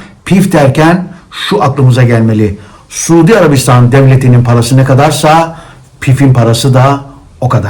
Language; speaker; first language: Turkish; native; Turkish